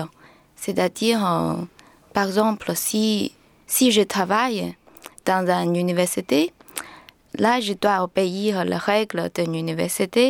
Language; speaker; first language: French; non-native, learner; Chinese